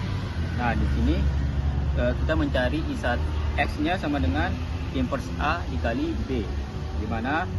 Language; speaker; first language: Indonesian; native; Indonesian